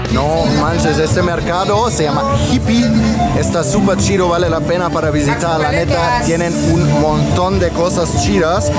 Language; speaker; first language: Spanish; non-native, fluent; German